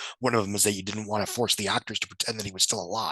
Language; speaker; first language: English; native; English